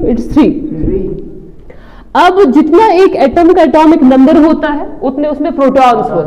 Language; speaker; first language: Hindi; non-native, local second language; Kashmiri